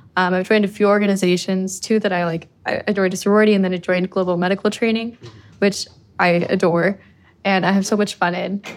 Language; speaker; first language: English; early bilingual, other home language; Spanish